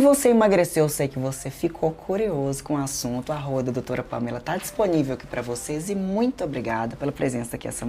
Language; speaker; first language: Portuguese; native; Portuguese